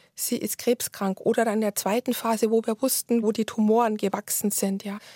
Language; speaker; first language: German; native; German